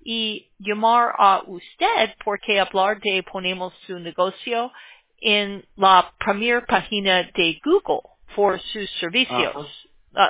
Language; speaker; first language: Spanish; non-native, learner; English